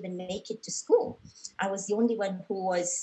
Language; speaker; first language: English; non-native, local second language; Gujarati